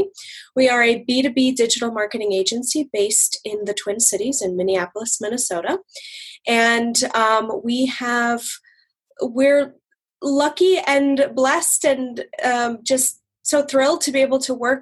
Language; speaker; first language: English; native; English